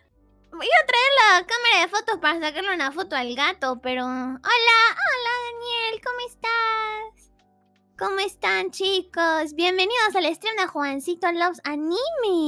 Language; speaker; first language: Spanish; native; Spanish